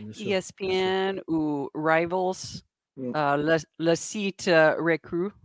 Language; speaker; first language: French; non-native, learner; English